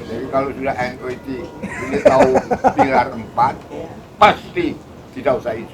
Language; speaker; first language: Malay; non-native, local second language; Javanese